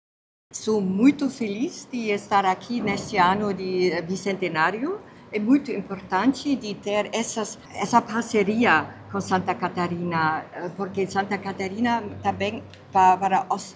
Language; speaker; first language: Portuguese; non-native, fluent; German